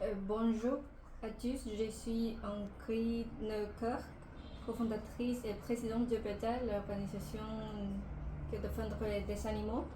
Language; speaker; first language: French; non-native, learner; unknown